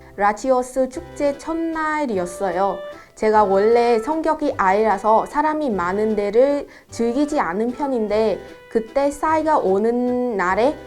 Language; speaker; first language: Korean; non-native, fluent; Vietnamese